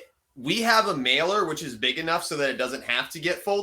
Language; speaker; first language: English; native; English